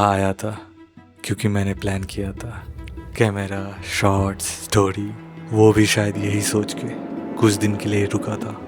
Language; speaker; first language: Hindi; non-native, local second language; Bangla